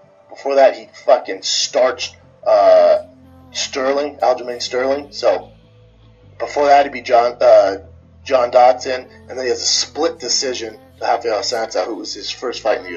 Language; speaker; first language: English; native; English